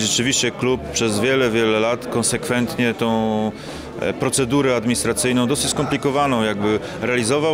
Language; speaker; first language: Polish; native; Polish